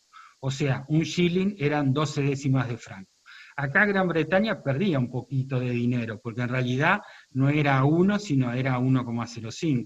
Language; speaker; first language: Spanish; native; Spanish